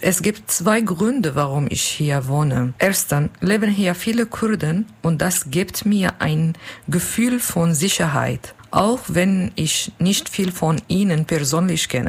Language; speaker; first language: German; non-native, learner; Kurdish